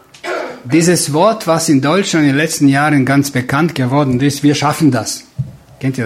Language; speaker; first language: German; non-native, fluent; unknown